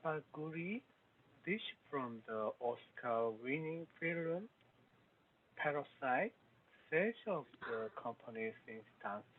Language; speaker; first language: English; non-native, learner; Korean